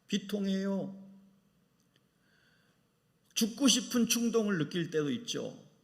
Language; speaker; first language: Korean; native; Korean